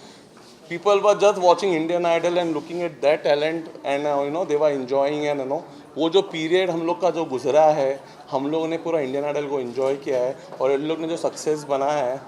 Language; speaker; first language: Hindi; native; Hindi